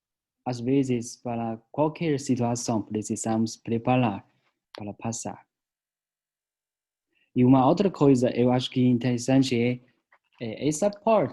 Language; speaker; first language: Portuguese; non-native, learner; Chinese